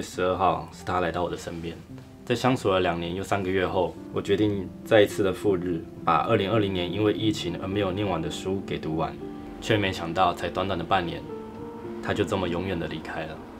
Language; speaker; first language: Chinese; native; Chinese